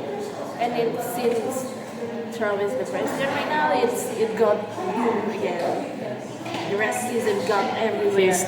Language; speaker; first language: English; non-native, learner; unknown